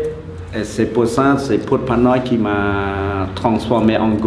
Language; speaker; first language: French; non-native, fluent; Khmer